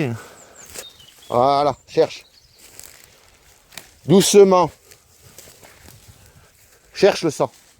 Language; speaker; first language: French; native; French